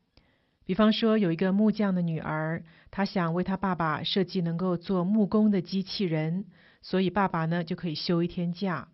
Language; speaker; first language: Chinese; native; Chinese